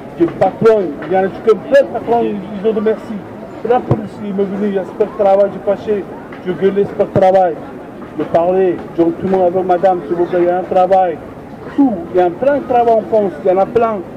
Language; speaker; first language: French; non-native, learner; Turkish